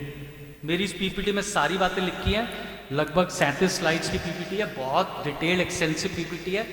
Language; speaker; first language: Hindi; native; Hindi